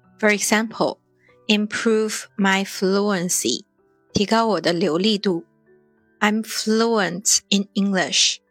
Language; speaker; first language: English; non-native, fluent; Chinese